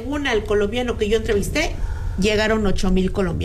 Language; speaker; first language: Spanish; native; Spanish